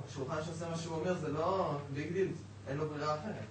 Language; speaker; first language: Hebrew; native; Hebrew